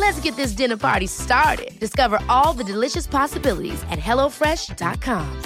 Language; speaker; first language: English; native; English